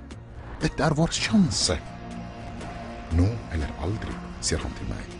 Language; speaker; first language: Norwegian; non-native, fluent; Arabic